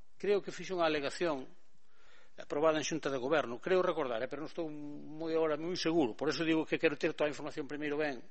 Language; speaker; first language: Galician; native; Galician